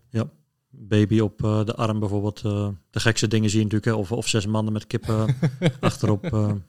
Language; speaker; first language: Dutch; native; Dutch